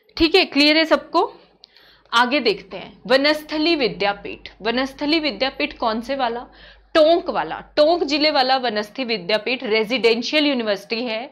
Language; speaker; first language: Hindi; native; Hindi